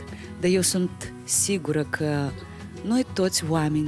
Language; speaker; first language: Romanian; non-native, local second language; Russian